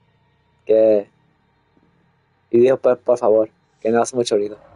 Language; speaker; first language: Spanish; non-native, learner; English